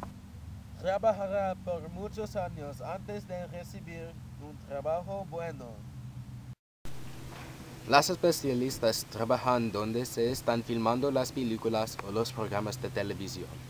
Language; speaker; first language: Spanish; non-native, learner; English